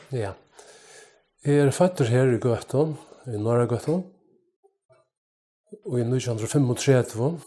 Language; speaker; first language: Danish; non-native, local second language; Faroese